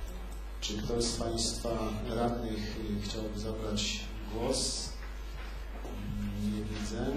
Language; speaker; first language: Polish; native; Polish